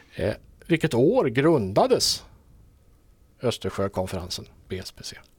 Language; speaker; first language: Swedish; native; Swedish